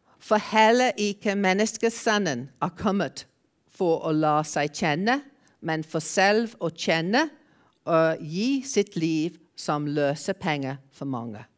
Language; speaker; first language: Norwegian; non-native, fluent; English